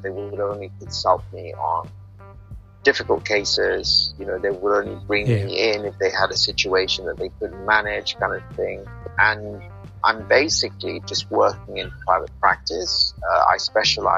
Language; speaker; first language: English; native; English